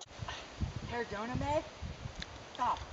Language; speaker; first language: Spanish; non-native, learner; English